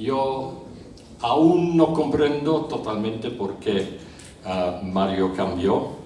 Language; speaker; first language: Spanish; non-native, fluent; English